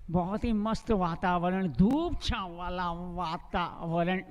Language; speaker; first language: Hindi; non-native, local second language; Gujarati